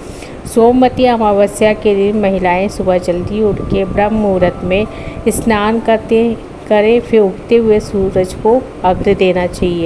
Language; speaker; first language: Hindi; native; Hindi